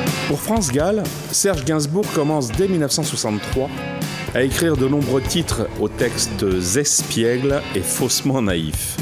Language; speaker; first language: French; native; French